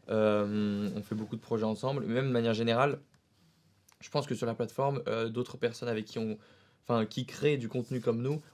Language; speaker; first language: French; native; French